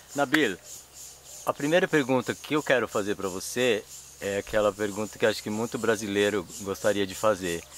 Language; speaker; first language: Portuguese; native; Portuguese